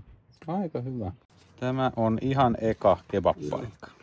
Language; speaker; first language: Finnish; native; Finnish